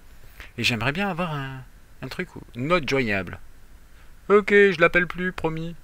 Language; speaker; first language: French; native; French